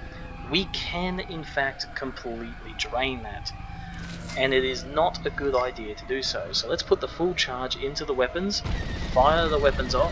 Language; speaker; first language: English; native; English